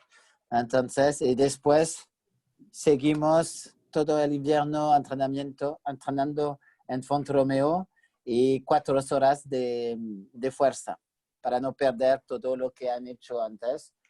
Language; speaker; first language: Spanish; non-native, fluent; French